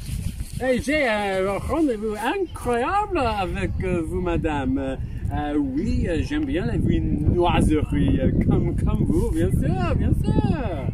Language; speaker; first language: French; non-native, learner; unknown